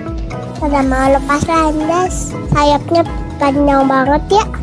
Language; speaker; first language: Indonesian; native; Indonesian